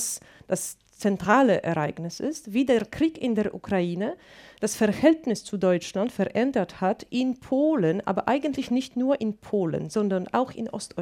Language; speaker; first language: German; non-native, fluent; Polish